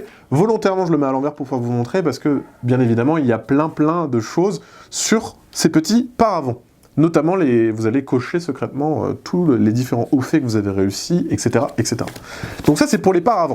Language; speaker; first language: French; native; French